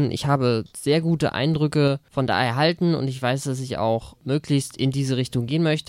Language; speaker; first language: German; native; German